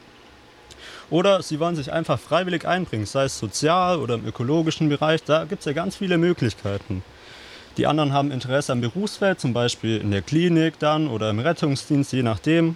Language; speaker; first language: German; native; German